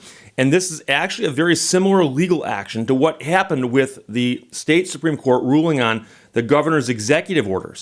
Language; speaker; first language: English; native; English